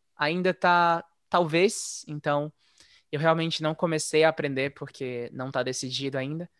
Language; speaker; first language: Portuguese; native; Portuguese